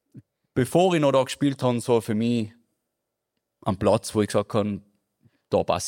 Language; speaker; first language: German; native; German